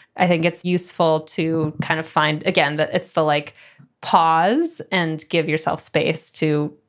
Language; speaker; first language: English; native; English